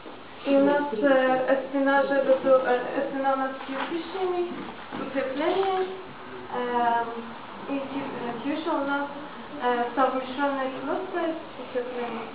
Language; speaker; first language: Russian; non-native, learner; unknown